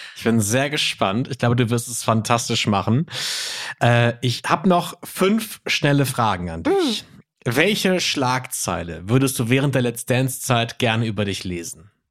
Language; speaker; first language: German; native; German